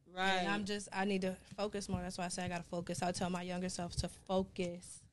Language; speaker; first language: English; native; English